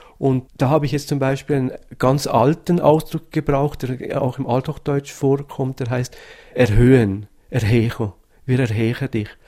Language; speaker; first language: German; native; German